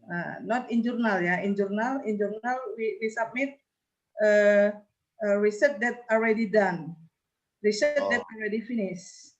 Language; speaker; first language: English; non-native, learner; Indonesian